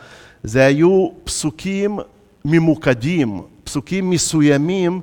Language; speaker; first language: Hebrew; non-native, fluent; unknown